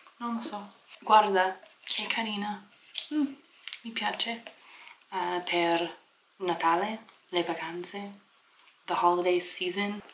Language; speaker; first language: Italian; non-native, learner; English